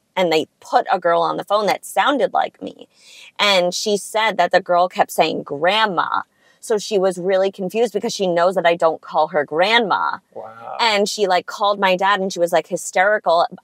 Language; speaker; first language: English; native; English